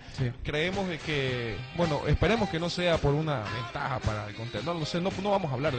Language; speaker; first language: Spanish; native; Spanish